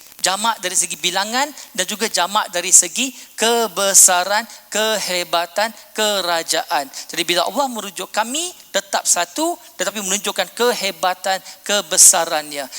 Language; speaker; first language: Malay; non-native, local second language; Punjabi